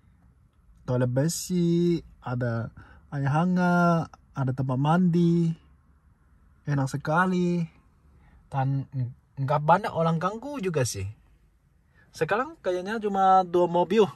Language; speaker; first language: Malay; non-native, learner; Chinese